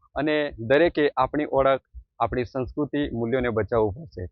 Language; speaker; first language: Gujarati; non-native, local second language; Bhili